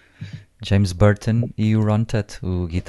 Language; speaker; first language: Portuguese; native; Portuguese